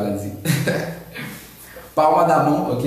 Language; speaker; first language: Portuguese; non-native, learner; Haitian Creole